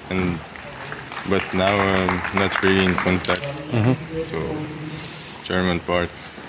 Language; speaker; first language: English; non-native, learner; French